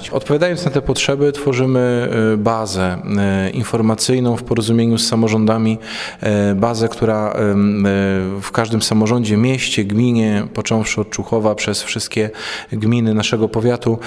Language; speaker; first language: Polish; native; Polish